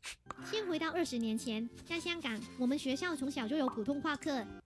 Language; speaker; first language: Chinese; non-native, local second language; Cantonese